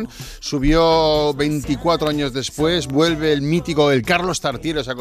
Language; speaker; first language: Spanish; native; Spanish